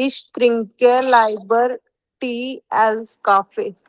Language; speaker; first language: German; non-native, learner; Hindi